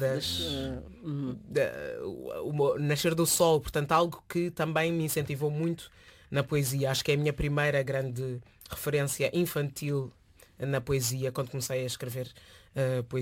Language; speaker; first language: Portuguese; native; Portuguese